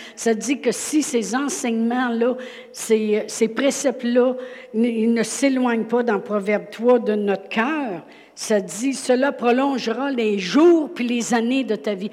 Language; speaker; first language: French; native; French